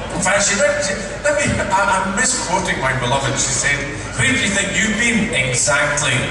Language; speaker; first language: English; native; English